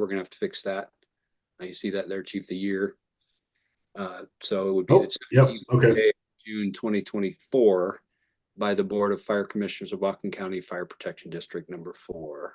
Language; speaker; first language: English; native; English